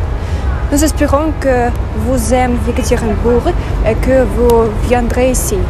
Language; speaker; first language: French; non-native, learner; Russian